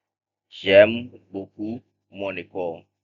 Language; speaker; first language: French; non-native, fluent; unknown